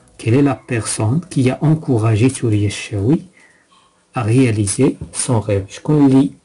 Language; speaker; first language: French; non-native, local second language; Arabic